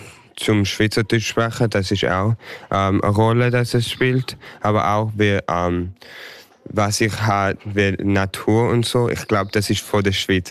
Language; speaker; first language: German; early bilingual, heritage; English